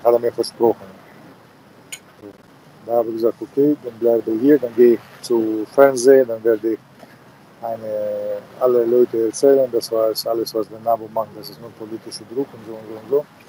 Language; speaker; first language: German; non-native, fluent; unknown